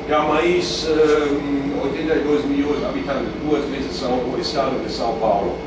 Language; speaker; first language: Portuguese; non-native, fluent; German